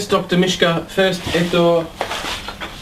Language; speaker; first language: English; native; English